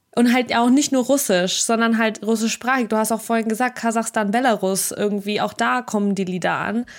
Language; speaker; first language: German; early bilingual, other home language; Russian